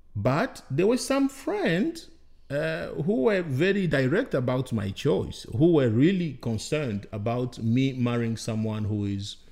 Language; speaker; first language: English; non-native, fluent; Bembe